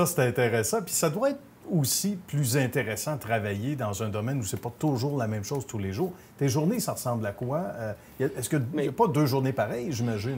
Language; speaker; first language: French; native; French